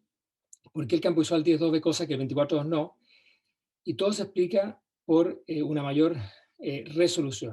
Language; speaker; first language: Spanish; native; Spanish